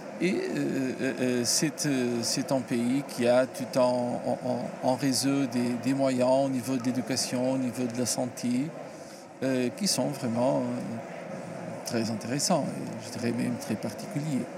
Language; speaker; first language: French; non-native, learner; Portuguese